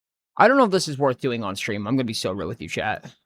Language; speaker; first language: English; native; English